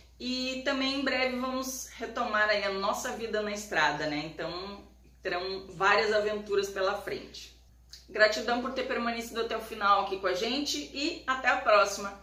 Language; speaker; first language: Portuguese; native; Portuguese